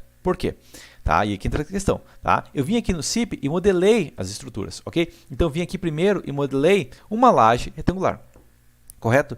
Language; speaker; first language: Portuguese; native; Portuguese